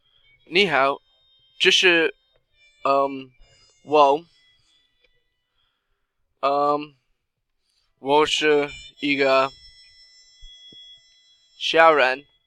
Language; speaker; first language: Chinese; non-native, learner; English